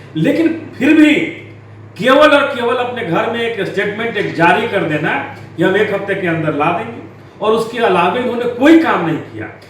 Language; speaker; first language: Hindi; native; Hindi